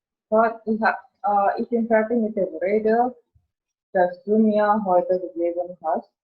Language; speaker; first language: German; non-native, learner; Indonesian